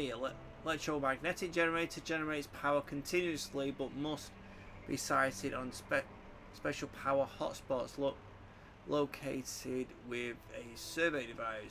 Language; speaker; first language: English; native; English